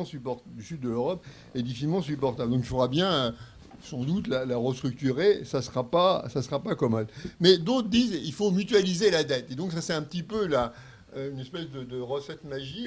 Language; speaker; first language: French; native; French